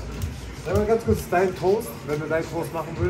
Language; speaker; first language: German; native; German